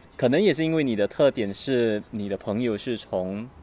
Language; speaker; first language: Chinese; non-native, learner; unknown